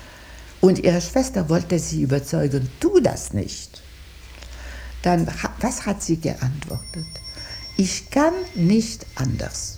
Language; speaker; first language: German; non-native, local second language; French